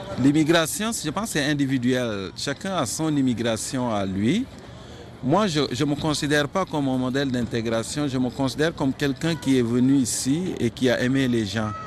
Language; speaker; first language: French; non-native, local second language; Wolof